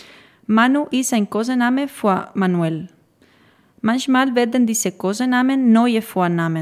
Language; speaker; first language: German; non-native, fluent; Spanish